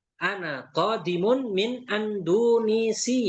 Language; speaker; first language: Arabic; non-native, fluent; Indonesian